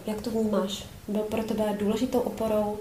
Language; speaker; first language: Czech; native; Czech